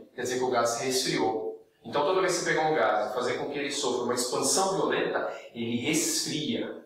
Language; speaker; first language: Portuguese; native; Portuguese